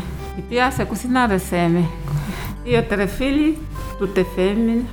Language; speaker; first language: Italian; non-native, learner; Wolof